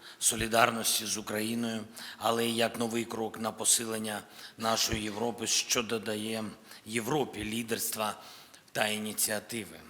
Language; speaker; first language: Ukrainian; non-native, local second language; Russian